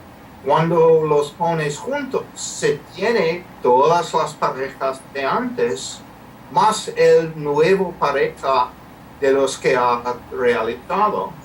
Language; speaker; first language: Spanish; non-native, fluent; English